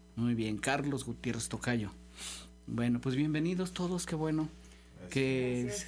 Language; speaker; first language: Spanish; native; Spanish